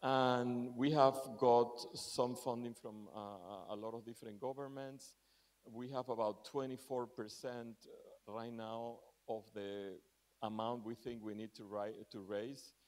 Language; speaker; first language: English; non-native, fluent; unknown